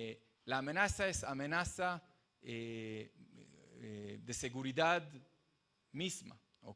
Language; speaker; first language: Spanish; non-native, fluent; Hebrew